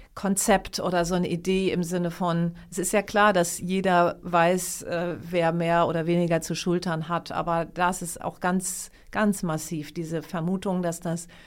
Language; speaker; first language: German; native; German